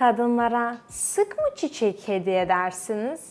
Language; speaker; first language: Turkish; non-native, fluent; Russian